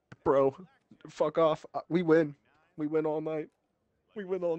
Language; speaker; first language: English; native; English